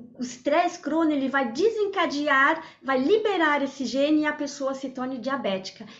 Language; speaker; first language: Portuguese; early bilingual, other home language; French